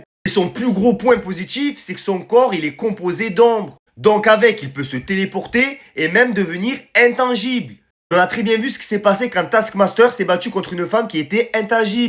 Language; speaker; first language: French; native; French